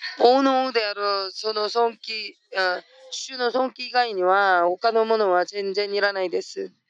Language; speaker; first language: Japanese; non-native, fluent; Korean